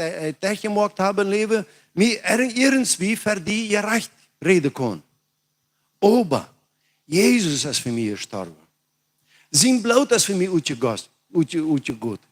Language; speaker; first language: German; non-native, learner; Plautdietsch